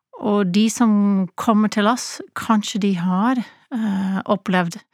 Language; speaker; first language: Norwegian; non-native, fluent; English